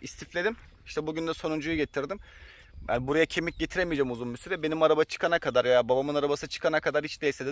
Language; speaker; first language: Turkish; native; Turkish